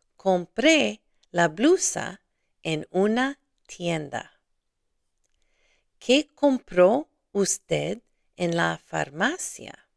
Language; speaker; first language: Spanish; non-native, fluent; English